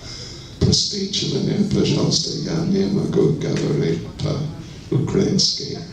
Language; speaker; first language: Russian; non-native, learner; English